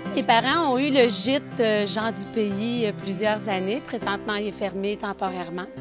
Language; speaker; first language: French; native; French